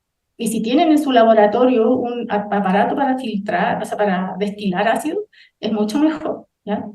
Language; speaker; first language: Spanish; native; Spanish